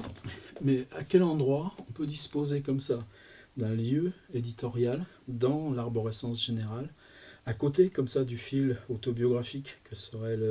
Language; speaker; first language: French; native; French